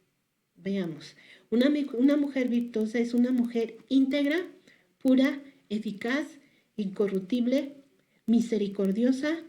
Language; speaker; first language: Spanish; native; Spanish